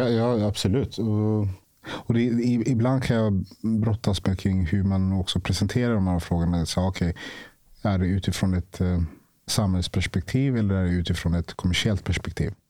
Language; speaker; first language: Swedish; early bilingual, other home language; Ganda